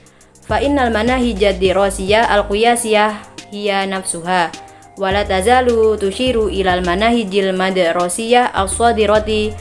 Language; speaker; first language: Arabic; non-native, learner; Indonesian